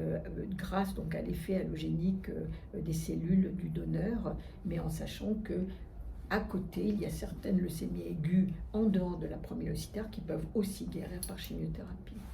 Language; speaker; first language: French; native; French